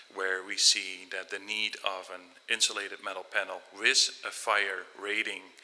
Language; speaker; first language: English; non-native, fluent; Dutch